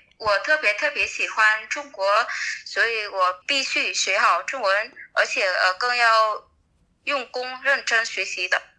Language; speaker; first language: Chinese; non-native, learner; Vietnamese